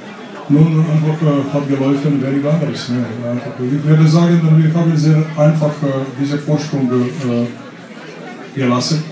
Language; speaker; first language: German; non-native, fluent; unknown